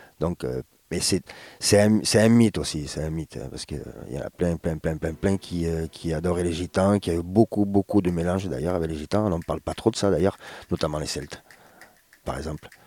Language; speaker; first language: French; early bilingual, other home language; Spanish